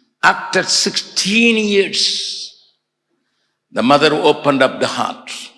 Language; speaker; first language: English; non-native, local second language; Tamil